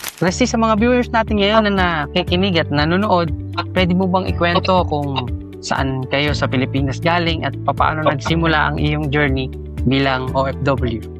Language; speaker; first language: Filipino; native; Filipino